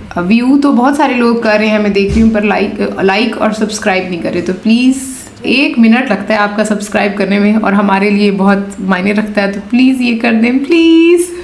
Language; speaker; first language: Urdu; non-native, local second language; Punjabi